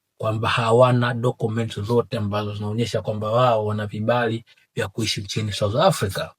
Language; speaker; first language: Swahili; native; Swahili